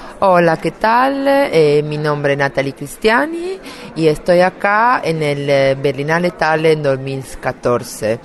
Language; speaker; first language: Spanish; non-native, fluent; Italian